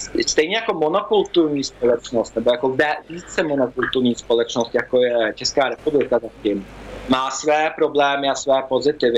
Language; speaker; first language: Czech; early bilingual, heritage; Czech